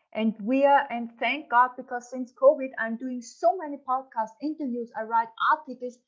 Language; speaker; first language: English; non-native, fluent; German